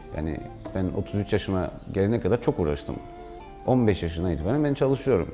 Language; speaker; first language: Turkish; native; Turkish